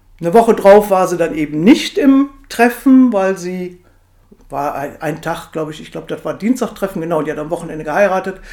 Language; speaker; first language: German; native; German